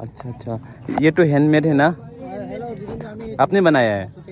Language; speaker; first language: Hindi; non-native, local second language; Karbi